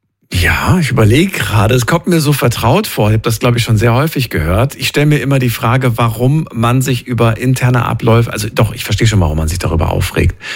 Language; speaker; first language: German; native; German